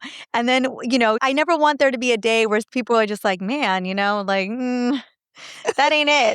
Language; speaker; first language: English; native; English